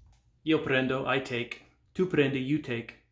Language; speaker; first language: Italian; non-native, fluent; English